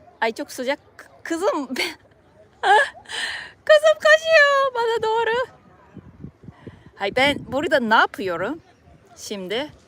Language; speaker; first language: Turkish; non-native, fluent; Japanese